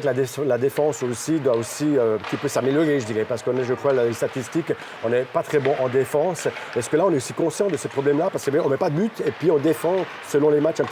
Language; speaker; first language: French; native; French